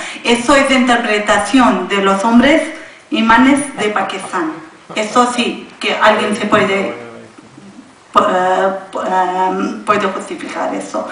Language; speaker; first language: Spanish; non-native, learner; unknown